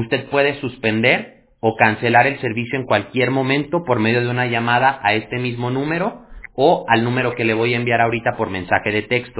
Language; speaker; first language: Spanish; native; Spanish